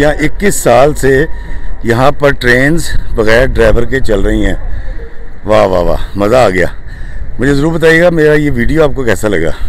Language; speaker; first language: Urdu; non-native, local second language; Punjabi